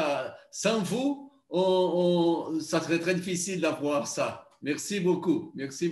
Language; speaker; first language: French; non-native, learner; Portuguese